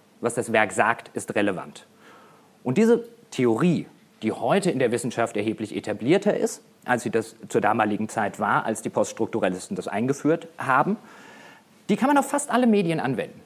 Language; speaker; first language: German; native; German